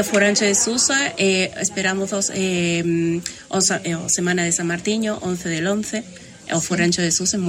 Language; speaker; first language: Galician; non-native, learner; Spanish